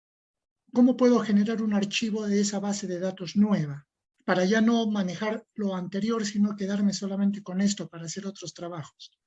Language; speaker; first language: Spanish; native; Spanish